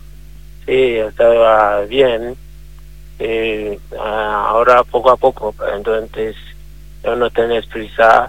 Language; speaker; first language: Spanish; non-native, learner; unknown